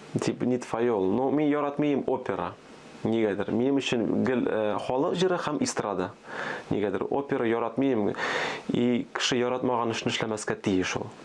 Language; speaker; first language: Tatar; early bilingual, other home language; Armenian